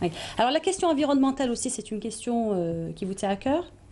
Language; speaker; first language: French; native; French